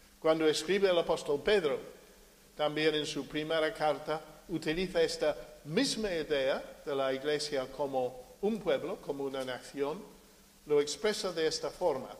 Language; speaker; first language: Spanish; non-native, fluent; English